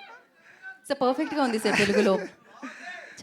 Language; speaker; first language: Telugu; native; Telugu